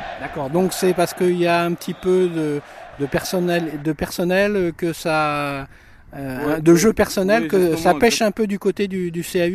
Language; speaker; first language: French; native; French